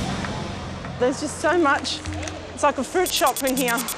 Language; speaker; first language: English; native; English